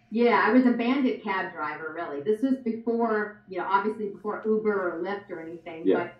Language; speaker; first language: English; native; English